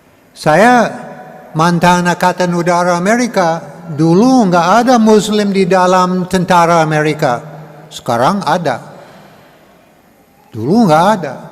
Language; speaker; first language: Indonesian; non-native, fluent; English